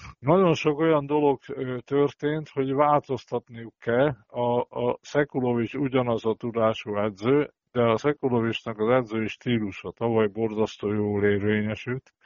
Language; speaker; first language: Hungarian; native; Hungarian